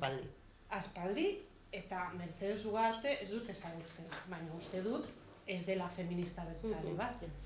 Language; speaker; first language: Basque; non-native, fluent; Catalan